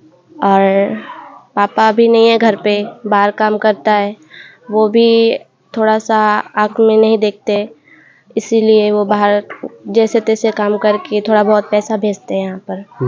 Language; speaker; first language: Hindi; non-native, local second language; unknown